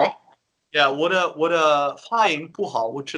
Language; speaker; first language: Chinese; non-native, learner; Dutch